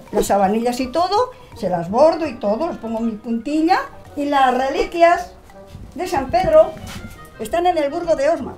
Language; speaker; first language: Spanish; native; Spanish